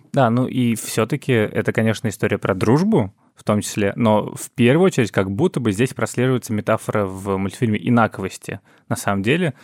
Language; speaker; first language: Russian; native; Russian